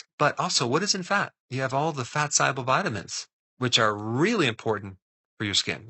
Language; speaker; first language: English; native; English